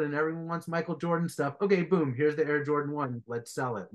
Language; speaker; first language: English; native; English